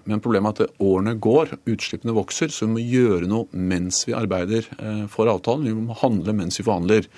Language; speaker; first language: Norwegian; native; Norwegian